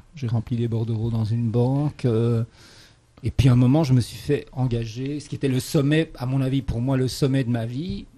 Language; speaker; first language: French; native; French